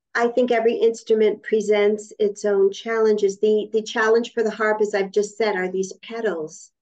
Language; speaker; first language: English; native; English